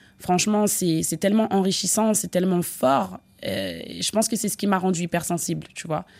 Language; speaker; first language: French; native; French